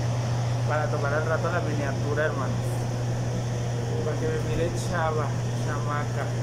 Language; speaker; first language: Spanish; native; Spanish